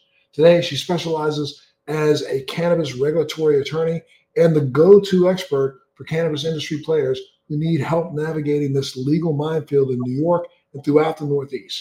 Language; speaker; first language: English; native; English